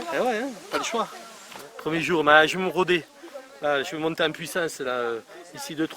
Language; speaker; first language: French; native; French